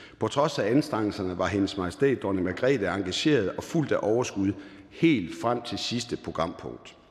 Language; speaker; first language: Danish; native; Danish